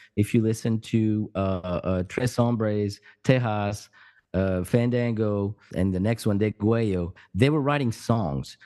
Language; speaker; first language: English; non-native, fluent; French